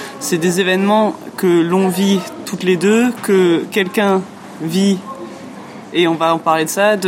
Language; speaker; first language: French; non-native, fluent; English